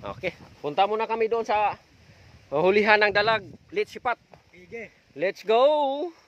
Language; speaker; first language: Filipino; non-native, local second language; Cebuano